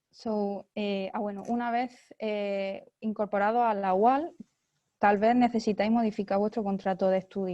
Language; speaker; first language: Spanish; native; Spanish